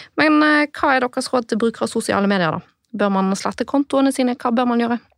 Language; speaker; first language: Norwegian; native; Norwegian